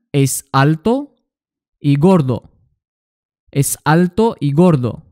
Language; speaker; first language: Spanish; non-native, fluent; Arabic